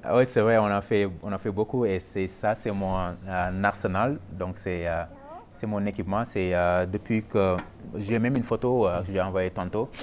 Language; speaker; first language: French; non-native, local second language; Wolof